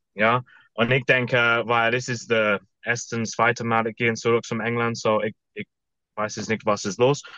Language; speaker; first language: German; non-native, fluent; English